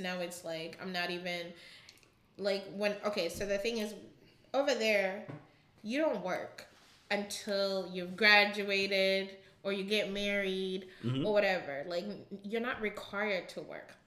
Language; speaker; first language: English; non-native, local second language; Ganda